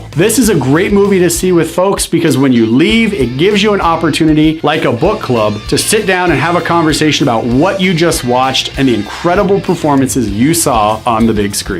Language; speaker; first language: English; native; English